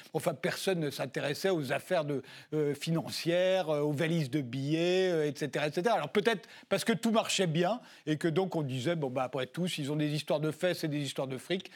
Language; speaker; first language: French; native; French